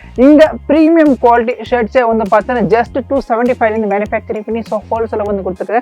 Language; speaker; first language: Tamil; native; Tamil